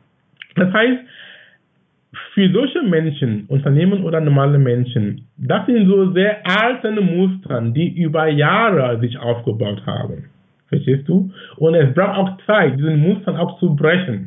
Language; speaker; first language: German; non-native, fluent; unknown